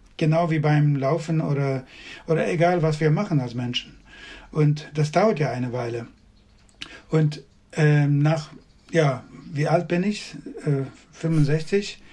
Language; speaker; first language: German; non-native, fluent; Swedish